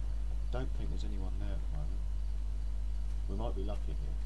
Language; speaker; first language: English; native; English